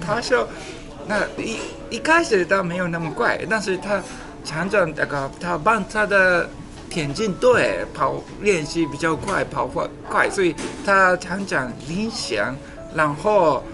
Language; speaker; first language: Chinese; non-native, learner; Japanese